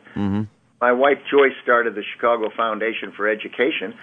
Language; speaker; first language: English; native; English